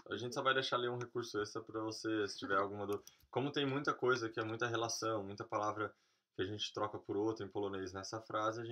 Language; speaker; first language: Portuguese; native; Portuguese